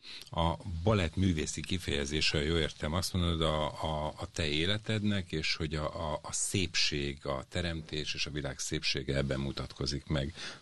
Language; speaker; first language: Hungarian; native; Hungarian